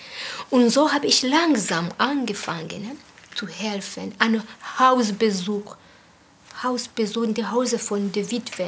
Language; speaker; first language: German; non-native, learner; Kinyarwanda